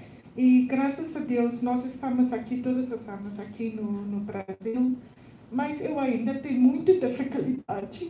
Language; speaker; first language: Portuguese; non-native, learner; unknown